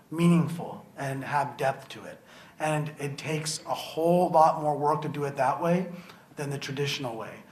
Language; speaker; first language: English; native; English